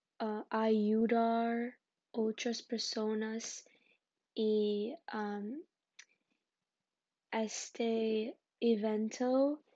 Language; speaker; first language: Spanish; non-native, learner; English